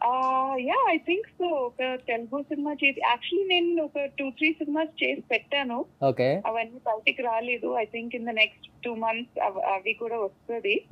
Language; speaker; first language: Telugu; non-native, fluent; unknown